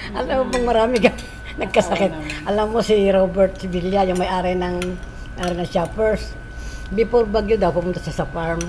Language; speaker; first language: Filipino; native; Filipino